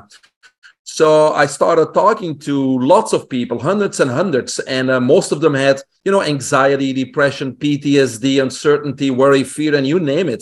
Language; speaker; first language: English; non-native, fluent; Dutch